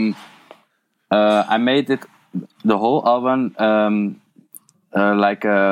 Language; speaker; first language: English; non-native, fluent; Dutch